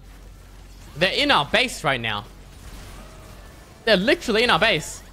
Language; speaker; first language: English; native; English